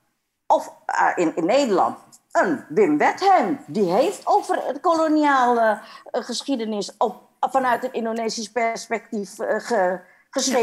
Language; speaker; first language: Dutch; non-native, fluent; Indonesian